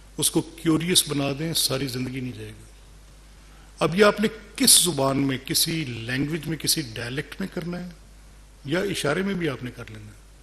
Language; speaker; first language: Urdu; non-native, local second language; Punjabi